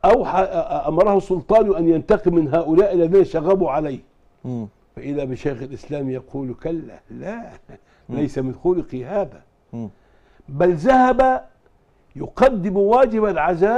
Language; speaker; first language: Arabic; native; Arabic